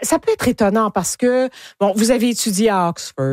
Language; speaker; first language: French; native; French